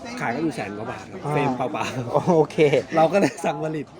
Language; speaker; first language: Thai; native; Thai